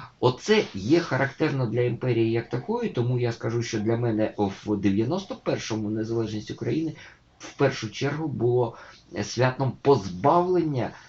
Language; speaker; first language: Ukrainian; native; Ukrainian